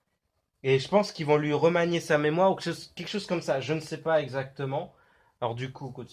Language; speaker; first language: French; native; French